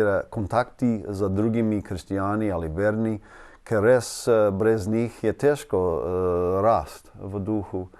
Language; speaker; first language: Slovenian; non-native, learner; English